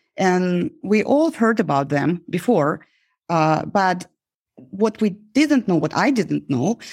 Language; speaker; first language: English; non-native, fluent; Uzbek